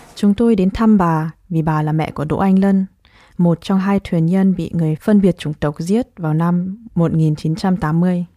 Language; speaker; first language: Vietnamese; early bilingual, heritage; Vietnamese